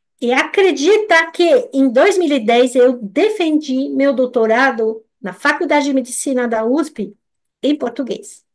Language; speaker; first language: Portuguese; non-native, fluent; French